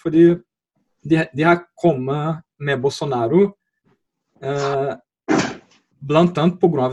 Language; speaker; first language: Norwegian; non-native, fluent; Portuguese